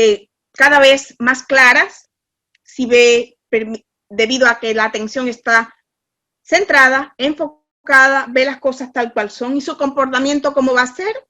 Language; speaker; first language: Spanish; native; Spanish